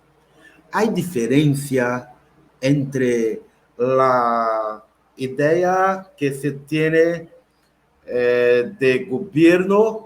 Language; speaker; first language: Spanish; non-native, local second language; Portuguese